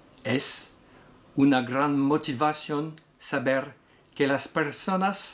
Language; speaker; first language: Spanish; non-native, learner; French